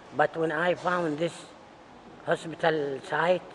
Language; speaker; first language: English; non-native, learner; Arabic